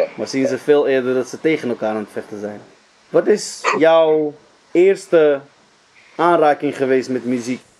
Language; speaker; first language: Dutch; early bilingual, other home language; Arabic